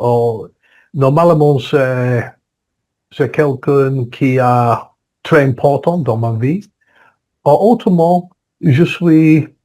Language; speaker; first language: French; non-native, learner; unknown